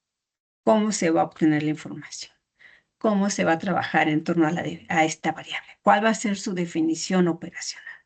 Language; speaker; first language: Spanish; native; Spanish